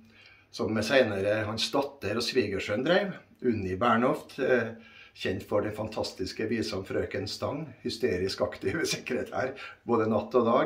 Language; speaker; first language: Norwegian; native; Norwegian